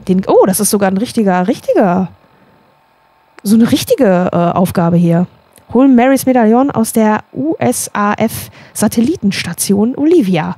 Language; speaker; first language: German; native; German